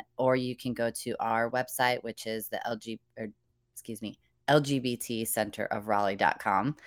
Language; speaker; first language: English; native; English